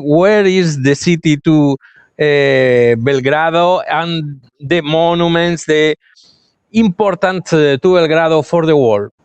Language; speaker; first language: English; non-native, learner; Galician